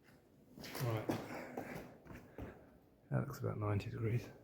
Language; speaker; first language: English; native; English